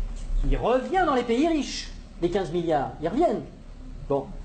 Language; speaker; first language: French; native; French